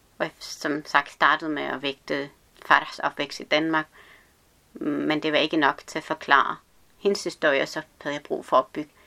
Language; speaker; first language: Danish; early bilingual, other home language; Arabic